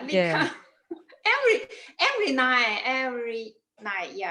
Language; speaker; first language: English; non-native, learner; Chinese